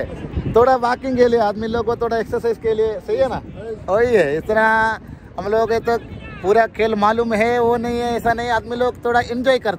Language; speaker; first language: Hindi; non-native, learner; Malayalam